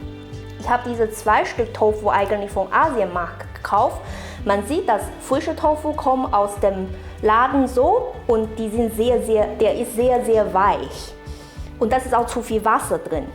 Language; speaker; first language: German; non-native, fluent; Chinese